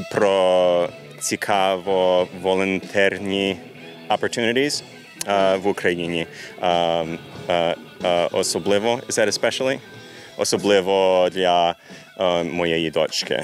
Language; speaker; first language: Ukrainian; early bilingual, heritage; English